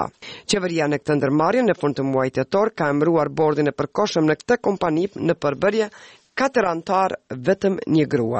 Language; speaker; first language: Albanian; native; Albanian